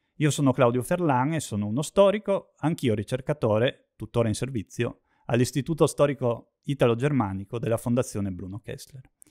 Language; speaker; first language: Italian; native; Italian